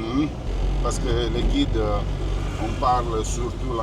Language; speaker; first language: French; non-native, learner; Italian